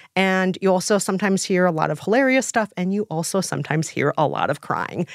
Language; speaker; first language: English; native; English